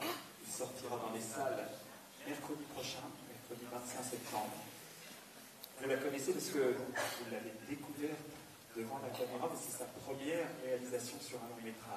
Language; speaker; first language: French; native; French